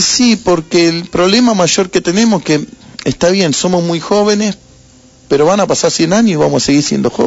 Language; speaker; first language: Spanish; native; Spanish